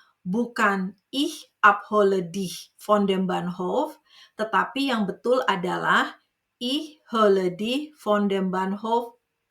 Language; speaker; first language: German; non-native, fluent; Indonesian